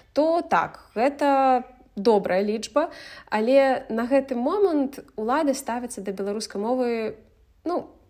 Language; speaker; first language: Belarusian; non-native, local second language; Russian